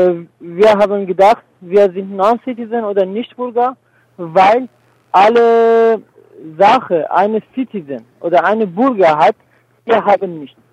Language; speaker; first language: German; non-native, learner; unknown